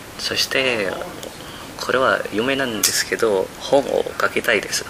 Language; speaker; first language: Japanese; non-native, learner; Indonesian